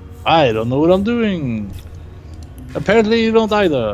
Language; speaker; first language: English; non-native, fluent; Norwegian